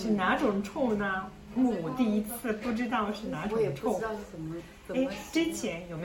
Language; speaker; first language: Chinese; non-native, fluent; Japanese